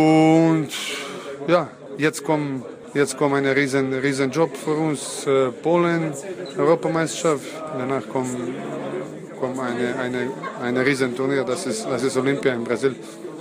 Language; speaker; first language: German; non-native, learner; Croatian